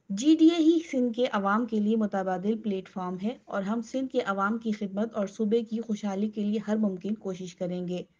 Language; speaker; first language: Urdu; non-native, local second language; Sindhi